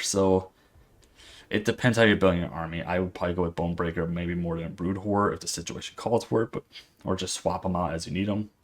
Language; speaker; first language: English; native; English